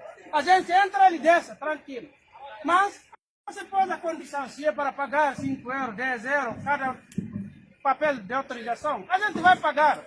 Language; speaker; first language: Portuguese; non-native, learner; Haitian Creole